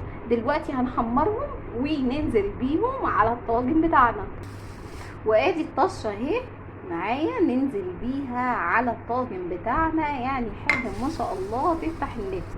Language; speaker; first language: Arabic; native; Arabic